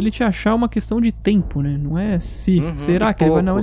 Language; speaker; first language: Portuguese; native; Portuguese